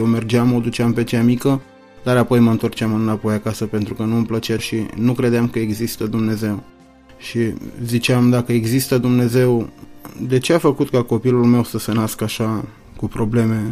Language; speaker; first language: Romanian; native; Romanian